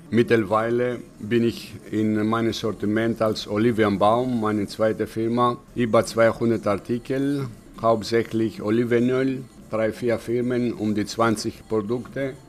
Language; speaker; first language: German; non-native, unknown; Greek